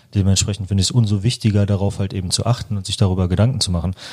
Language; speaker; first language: German; native; German